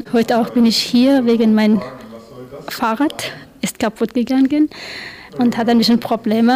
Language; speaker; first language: German; non-native, learner; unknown